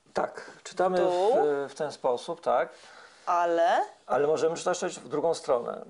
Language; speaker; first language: Polish; native; Polish